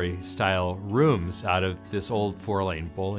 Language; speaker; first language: English; native; English